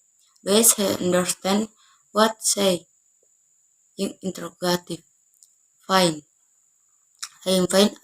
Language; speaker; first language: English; non-native, learner; Indonesian